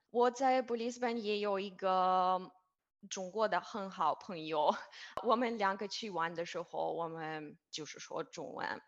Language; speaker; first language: Chinese; non-native, fluent; Russian